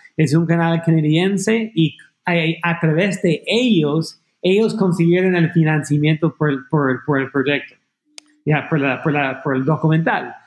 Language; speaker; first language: Spanish; non-native, fluent; English